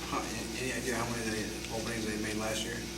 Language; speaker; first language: English; native; English